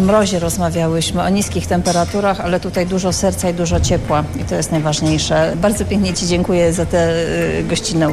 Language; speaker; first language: Polish; native; Polish